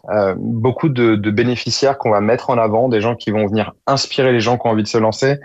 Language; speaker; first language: French; native; French